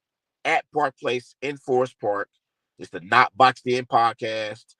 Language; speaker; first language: English; native; English